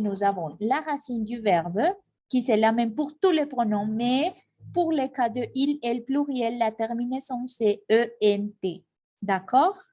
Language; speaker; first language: French; non-native, fluent; Spanish